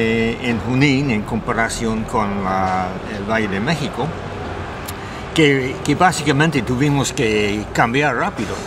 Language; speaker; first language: Spanish; non-native, fluent; English